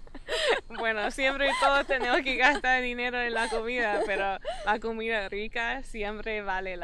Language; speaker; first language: Spanish; non-native, fluent; English